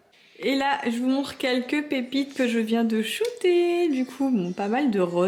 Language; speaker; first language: French; native; French